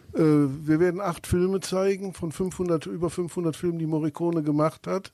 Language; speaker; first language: German; native; German